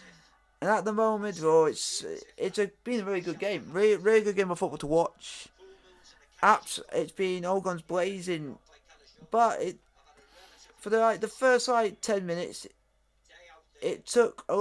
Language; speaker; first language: English; native; English